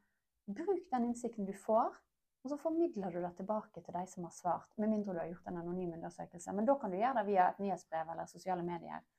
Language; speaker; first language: Norwegian; native; Norwegian